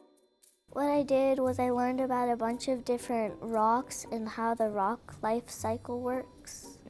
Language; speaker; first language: English; native; English